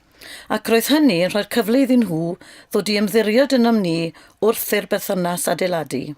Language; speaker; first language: Welsh; native; Welsh